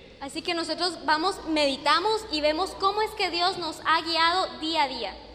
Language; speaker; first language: Spanish; non-native, fluent; English